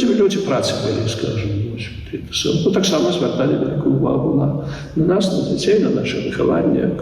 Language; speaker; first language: Belarusian; native; Belarusian